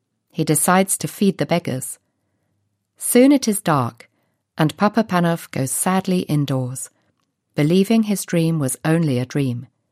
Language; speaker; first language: English; native; English